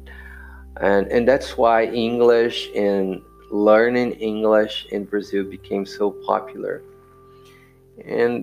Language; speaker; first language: English; non-native, fluent; Portuguese